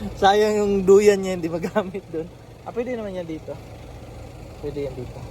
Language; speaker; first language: Filipino; non-native, local second language; Cebuano